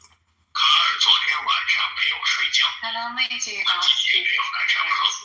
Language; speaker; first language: Chinese; non-native, learner; English